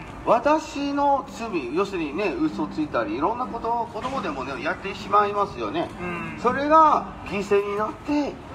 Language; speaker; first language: Japanese; non-native, fluent; English